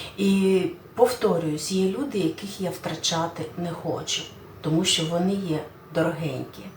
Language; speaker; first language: Ukrainian; non-native, local second language; Russian